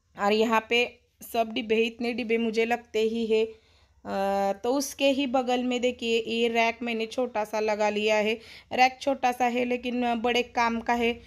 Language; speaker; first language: Hindi; non-native, local second language; Marathi